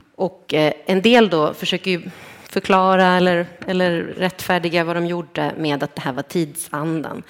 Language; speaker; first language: Swedish; native; Swedish